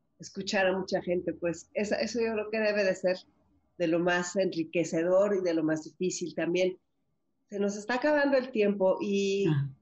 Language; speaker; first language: Spanish; native; Spanish